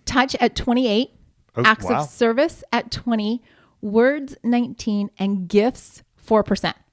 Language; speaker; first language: English; native; English